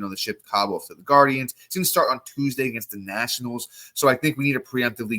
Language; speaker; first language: English; native; English